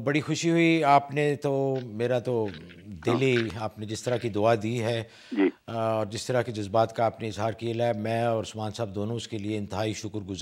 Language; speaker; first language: Urdu; native; Urdu